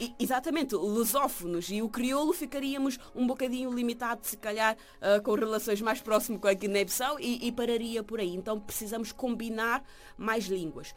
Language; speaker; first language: Portuguese; non-native, local second language; Kabuverdianu